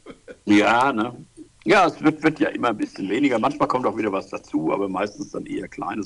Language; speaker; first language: German; native; German